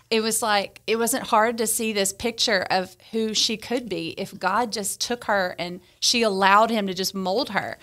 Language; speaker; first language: English; native; English